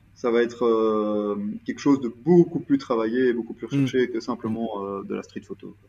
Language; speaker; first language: French; native; French